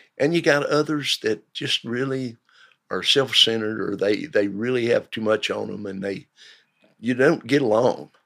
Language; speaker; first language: English; native; English